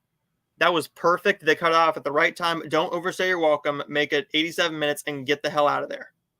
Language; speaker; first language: English; native; English